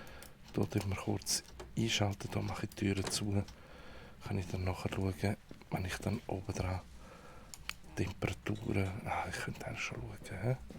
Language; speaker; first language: German; native; German